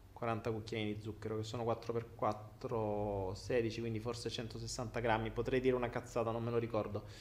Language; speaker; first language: Italian; native; Italian